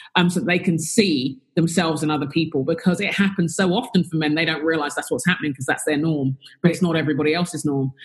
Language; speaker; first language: English; native; English